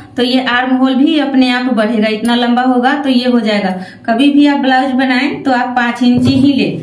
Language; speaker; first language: Hindi; native; Hindi